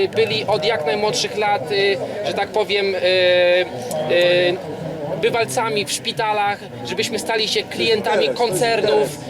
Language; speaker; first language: Polish; native; Polish